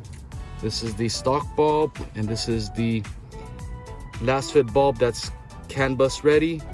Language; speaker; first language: English; native; English